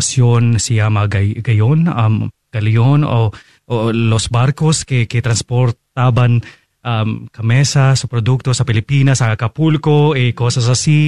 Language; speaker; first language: Spanish; non-native, fluent; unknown